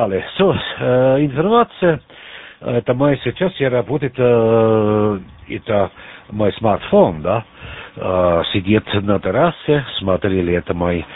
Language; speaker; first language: Russian; non-native, learner; German